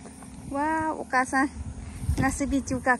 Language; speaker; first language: Japanese; non-native, learner; Lao